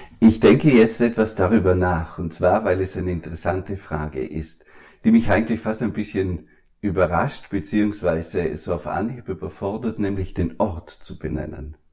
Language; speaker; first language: German; native; German